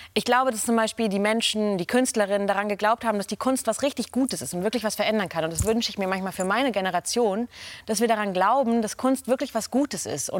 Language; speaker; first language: German; native; German